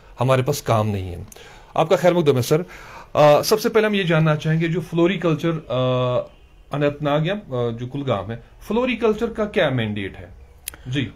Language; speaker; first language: Hindi; non-native, local second language; Kashmiri